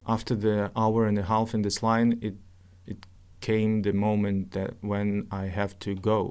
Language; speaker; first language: English; non-native, fluent; Russian